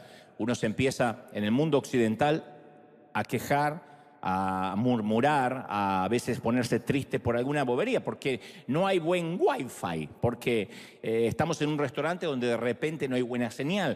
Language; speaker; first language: Spanish; native; Spanish